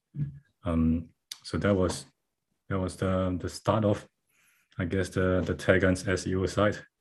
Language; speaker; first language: English; non-native, local second language; Chinese